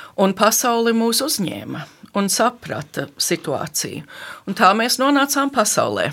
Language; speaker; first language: Latvian; early bilingual, heritage; Latvian